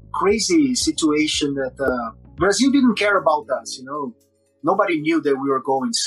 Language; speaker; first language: English; non-native, fluent; Portuguese